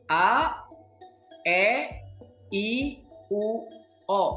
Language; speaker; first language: English; non-native, learner; Indonesian